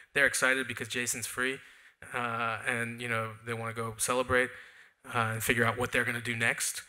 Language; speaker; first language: English; native; English